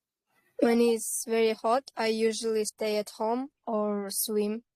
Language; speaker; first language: English; non-native, learner; Kyrgyz